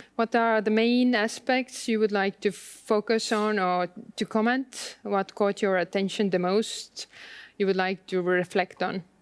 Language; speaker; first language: English; non-native, fluent; Estonian